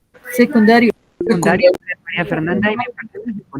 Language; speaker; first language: Spanish; native; Spanish